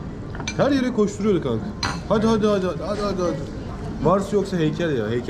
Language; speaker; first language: Turkish; native; Turkish